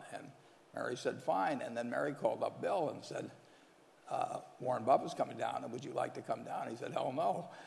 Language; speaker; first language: English; native; English